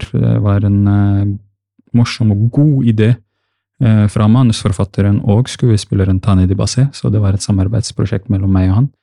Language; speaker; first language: Norwegian; early bilingual, other home language; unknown